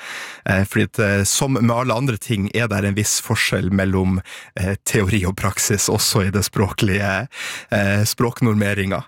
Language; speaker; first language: Norwegian; native; Norwegian